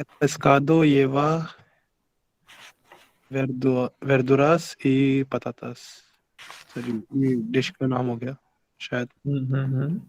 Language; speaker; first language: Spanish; non-native, learner; Hindi